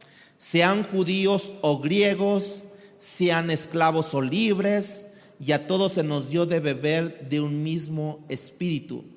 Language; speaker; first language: Spanish; native; Spanish